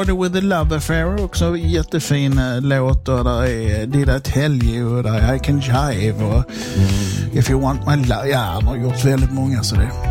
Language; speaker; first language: Swedish; native; Swedish